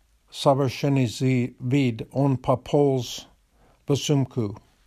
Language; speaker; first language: Russian; non-native, learner; English